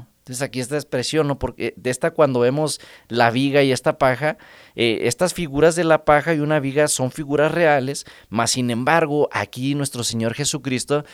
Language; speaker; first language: Spanish; native; Spanish